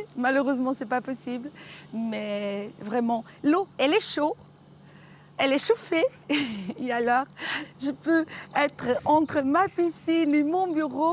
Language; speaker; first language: French; non-native, fluent; Portuguese